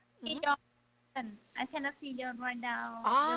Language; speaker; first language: English; non-native, learner; Vietnamese